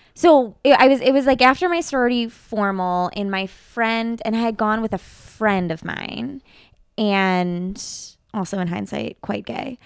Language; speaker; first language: English; native; English